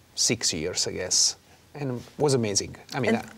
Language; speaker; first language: English; non-native, fluent; Italian